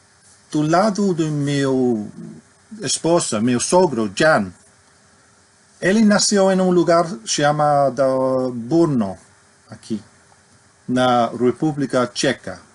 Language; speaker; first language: Portuguese; non-native, fluent; English